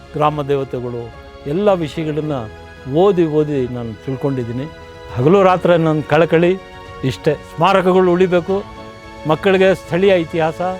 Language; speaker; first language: Kannada; native; Kannada